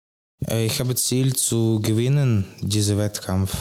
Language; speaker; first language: German; non-native, learner; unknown